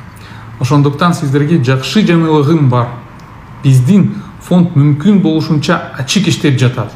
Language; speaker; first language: Kyrgyz; non-native, local second language; Russian